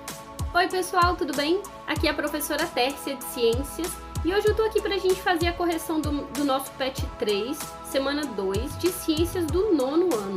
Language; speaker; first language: Portuguese; native; Portuguese